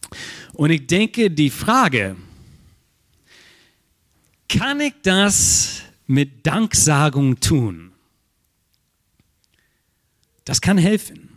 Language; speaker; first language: German; non-native, fluent; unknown